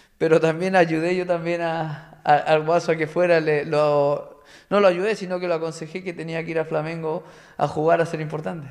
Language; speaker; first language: Spanish; native; Spanish